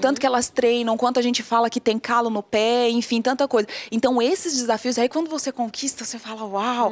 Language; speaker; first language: Portuguese; native; Portuguese